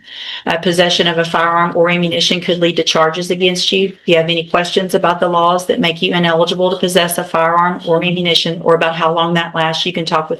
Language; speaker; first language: English; native; English